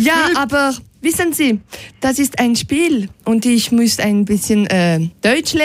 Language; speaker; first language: German; non-native, local second language; French